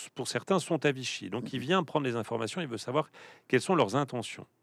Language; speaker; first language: French; native; French